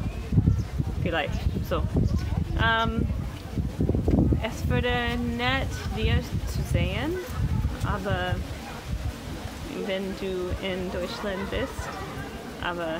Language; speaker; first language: German; non-native, learner; English